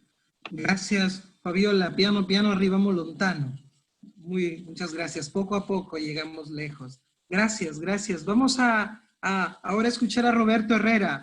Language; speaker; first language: Spanish; native; Spanish